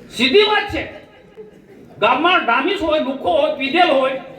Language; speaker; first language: Gujarati; non-native, local second language; Vasavi